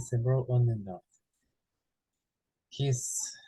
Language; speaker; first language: English; non-native, learner; Ukrainian